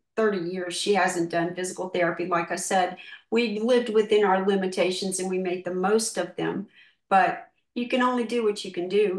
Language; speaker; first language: English; native; English